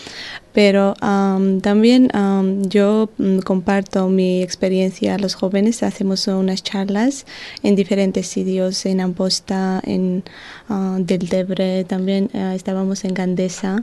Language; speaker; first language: Spanish; non-native, learner; Georgian